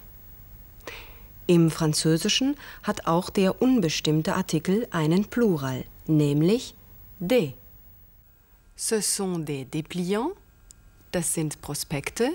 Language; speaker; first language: German; native; German